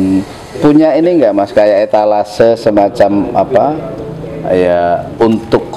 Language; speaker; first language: Indonesian; native; Indonesian